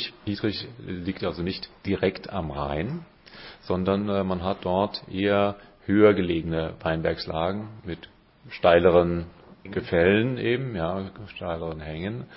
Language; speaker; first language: German; native; German